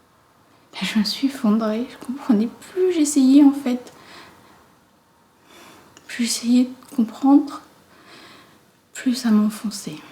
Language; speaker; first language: French; native; French